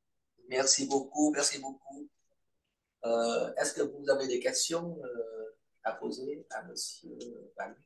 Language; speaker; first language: French; non-native, fluent; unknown